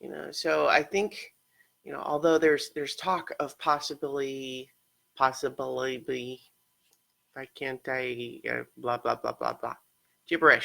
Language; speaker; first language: English; native; English